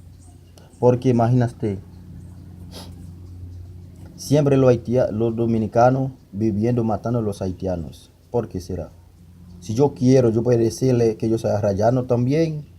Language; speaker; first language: Spanish; non-native, learner; Haitian Creole